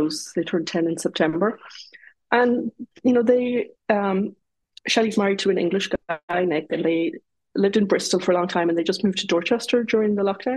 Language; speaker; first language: English; native; English